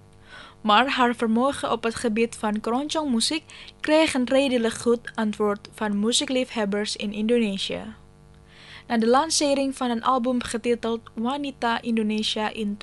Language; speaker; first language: Dutch; non-native, fluent; Indonesian